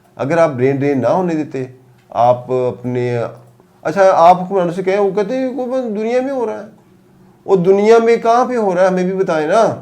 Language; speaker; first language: Urdu; non-native, local second language; Punjabi